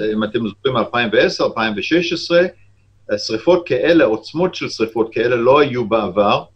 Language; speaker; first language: Hebrew; non-native, fluent; English